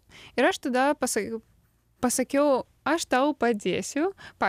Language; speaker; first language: Lithuanian; non-native, learner; Ukrainian